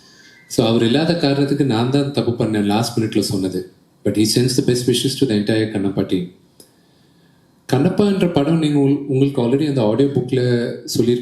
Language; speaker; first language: Tamil; early bilingual, heritage; Telugu